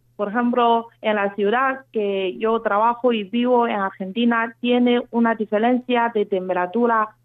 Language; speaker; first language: Spanish; non-native, fluent; Chinese